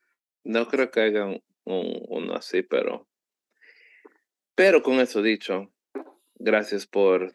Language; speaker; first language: Spanish; early bilingual, heritage; Spanish